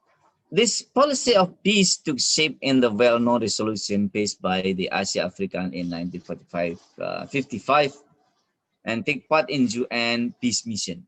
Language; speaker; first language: English; non-native, fluent; Indonesian